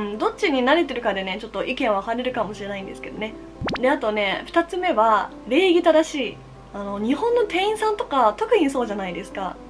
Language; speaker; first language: Japanese; early bilingual, other home language; Chinese